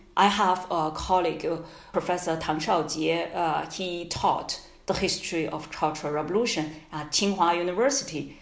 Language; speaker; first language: English; non-native, fluent; Chinese